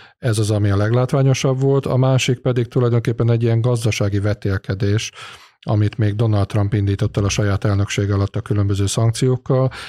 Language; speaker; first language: Hungarian; native; Hungarian